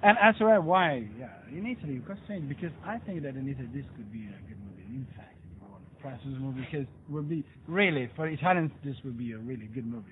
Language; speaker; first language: English; non-native, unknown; Italian